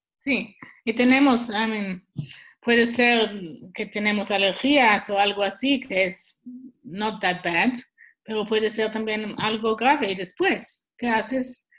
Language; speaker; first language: Spanish; non-native, learner; Swiss German